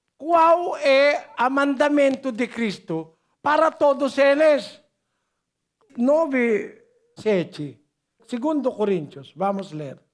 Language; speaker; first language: Portuguese; non-native, learner; Filipino